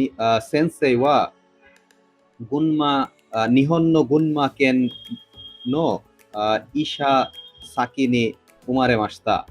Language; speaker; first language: Japanese; non-native, learner; Bangla